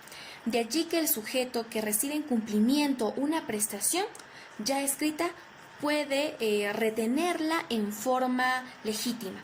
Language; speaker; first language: Spanish; native; Spanish